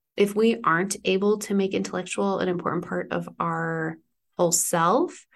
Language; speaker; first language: English; native; English